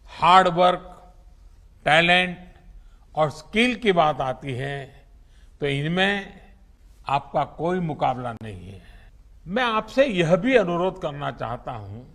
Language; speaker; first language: Hindi; native; Hindi